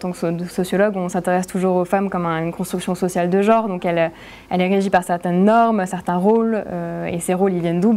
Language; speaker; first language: French; native; French